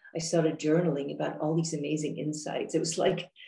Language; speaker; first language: English; non-native, fluent; Dutch